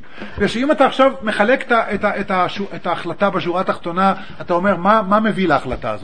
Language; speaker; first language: Hebrew; native; Hebrew